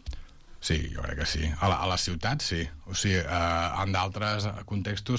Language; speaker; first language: Catalan; native; Catalan